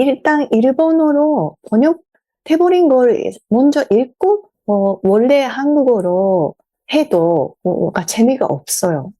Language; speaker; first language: Korean; non-native, fluent; Japanese